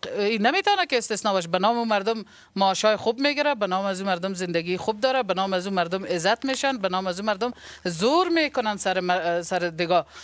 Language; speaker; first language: Persian; native; Persian